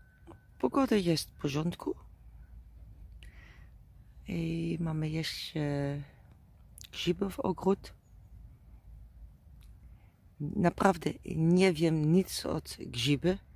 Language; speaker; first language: Polish; non-native, learner; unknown